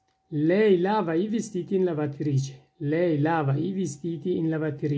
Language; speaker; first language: Italian; non-native, fluent; Persian